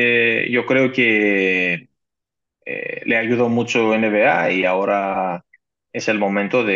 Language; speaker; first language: Spanish; non-native, fluent; Greek